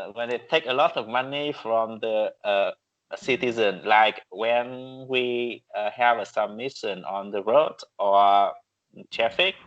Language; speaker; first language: English; non-native, learner; Vietnamese